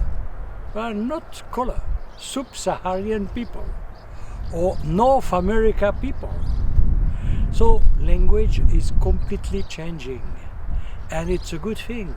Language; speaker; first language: English; non-native, fluent; French